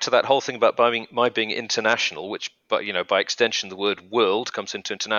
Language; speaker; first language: English; native; English